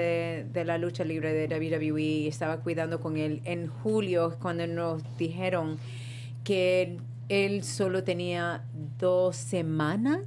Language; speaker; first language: Spanish; early bilingual, heritage; Spanish